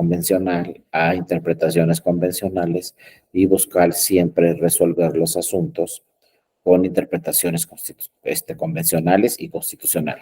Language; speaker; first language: Spanish; native; Spanish